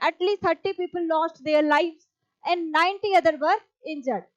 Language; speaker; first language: English; non-native, local second language; Hindi